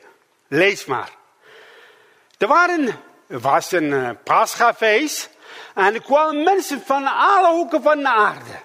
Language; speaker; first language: Dutch; non-native, fluent; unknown